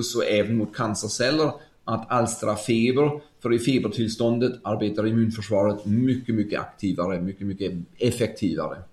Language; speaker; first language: Swedish; non-native, fluent; German